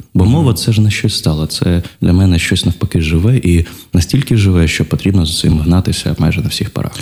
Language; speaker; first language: Ukrainian; non-native, local second language; Russian